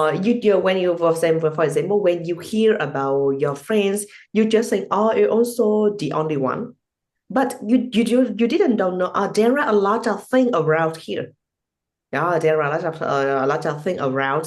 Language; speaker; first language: English; non-native, learner; Vietnamese